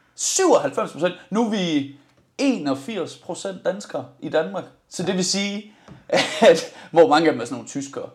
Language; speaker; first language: Danish; early bilingual, other home language; Persian